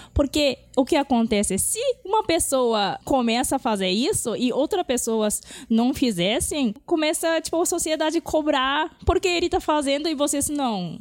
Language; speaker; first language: Portuguese; non-native, fluent; Japanese